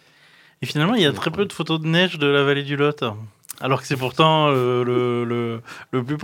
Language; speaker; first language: French; native; French